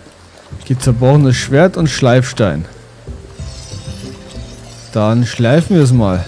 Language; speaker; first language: German; native; German